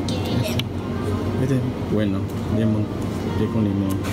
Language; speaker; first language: Spanish; native; Spanish